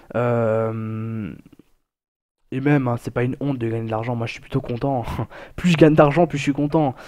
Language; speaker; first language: French; native; French